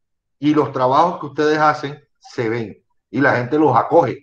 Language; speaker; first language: Spanish; native; Spanish